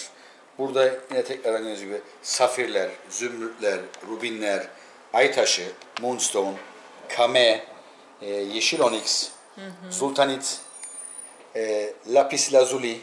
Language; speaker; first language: Turkish; native; Turkish